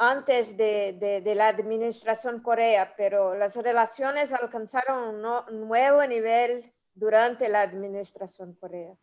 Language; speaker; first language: Spanish; non-native, fluent; Portuguese